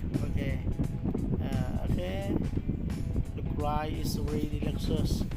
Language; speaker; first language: English; non-native, learner; Khmer